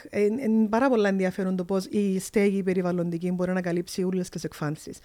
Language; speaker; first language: Greek; early bilingual, heritage; Greek